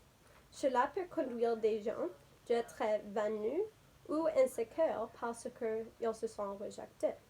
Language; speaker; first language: French; non-native, learner; English